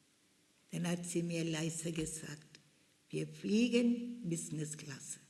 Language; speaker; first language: German; non-native, fluent; Malayalam